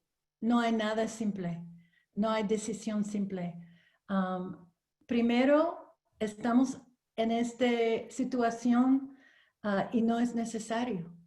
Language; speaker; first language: Spanish; non-native, learner; English